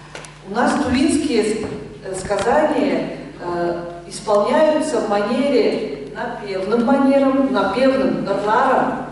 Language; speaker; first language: Russian; non-native, local second language; Tuvinian